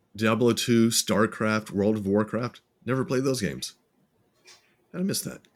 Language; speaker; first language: English; native; English